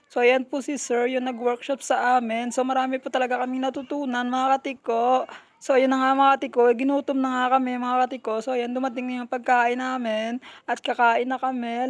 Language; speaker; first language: Filipino; non-native, local second language; Hiligaynon